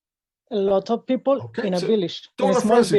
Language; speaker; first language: English; non-native, learner; Spanish